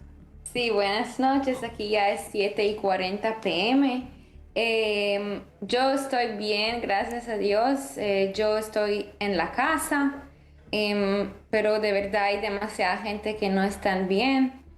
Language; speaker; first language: Spanish; early bilingual, heritage; Spanish